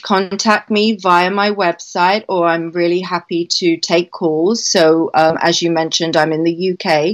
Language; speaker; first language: English; native; English